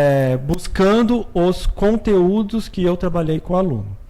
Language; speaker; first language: Portuguese; native; Portuguese